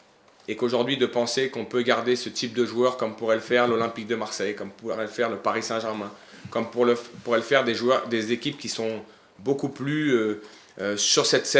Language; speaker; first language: French; native; French